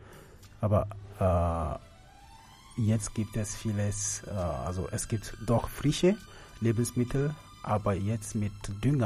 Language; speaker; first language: German; non-native, fluent; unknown